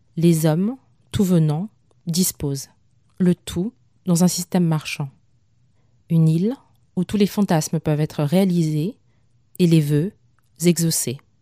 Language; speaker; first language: French; non-native, local second language; Malagasy